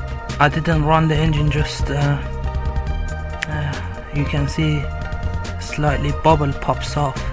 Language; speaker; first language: English; non-native, fluent; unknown